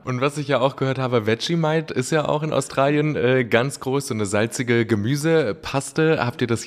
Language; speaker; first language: German; native; German